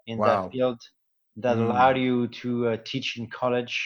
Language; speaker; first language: English; non-native, fluent; French